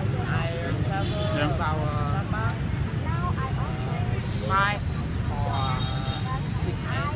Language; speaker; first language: English; non-native, learner; Vietnamese